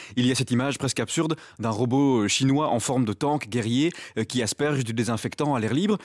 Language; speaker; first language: French; native; French